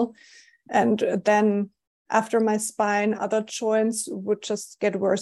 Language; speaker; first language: English; non-native, fluent; German